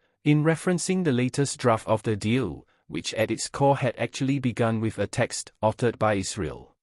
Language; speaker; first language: English; non-native, fluent; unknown